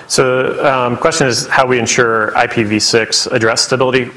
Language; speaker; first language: English; native; English